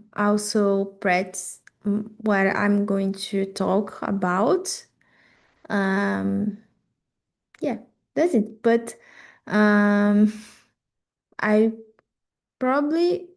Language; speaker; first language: English; non-native, learner; Portuguese